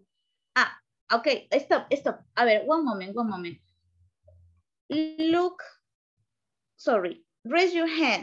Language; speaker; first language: English; non-native, learner; Spanish